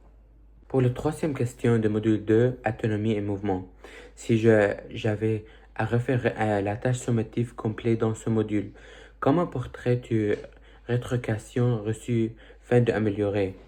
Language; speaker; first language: French; early bilingual, other home language; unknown